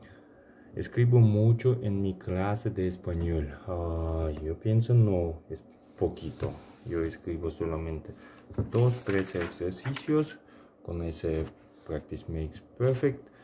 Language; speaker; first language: Spanish; non-native, learner; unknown